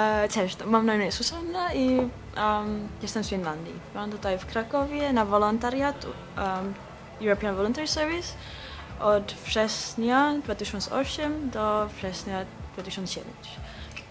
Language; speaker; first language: Polish; non-native, learner; Finnish